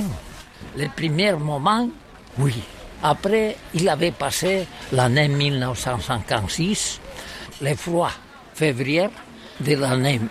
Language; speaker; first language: French; non-native, learner; Catalan